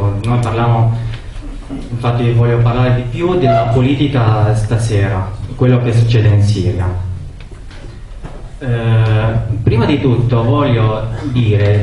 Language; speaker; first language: Italian; non-native, learner; Arabic